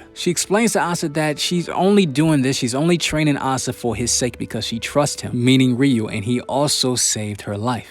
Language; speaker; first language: English; native; English